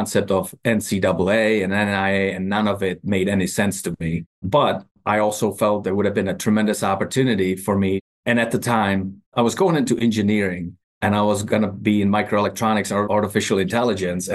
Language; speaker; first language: English; non-native, fluent; Czech